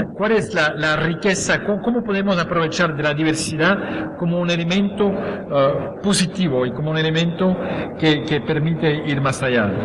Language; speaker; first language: Spanish; non-native, fluent; French